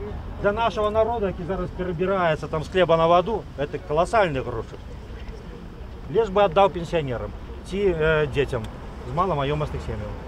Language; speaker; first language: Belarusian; non-native, local second language; Russian